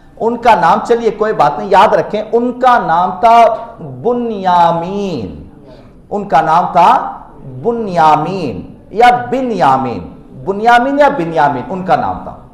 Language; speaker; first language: Urdu; native; Urdu